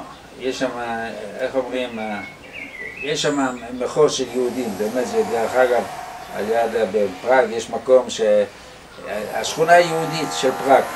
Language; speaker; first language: Hebrew; non-native, fluent; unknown